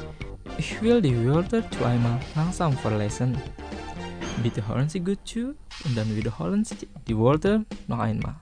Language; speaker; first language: German; non-native, fluent; Indonesian